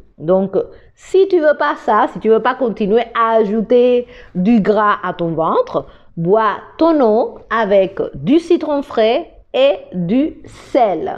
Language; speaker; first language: French; non-native, fluent; Spanish